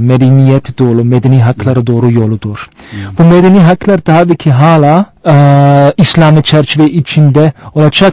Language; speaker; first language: Turkish; non-native, fluent; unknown